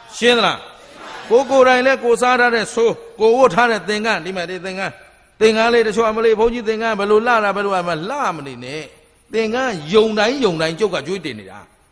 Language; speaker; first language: Burmese; native; Burmese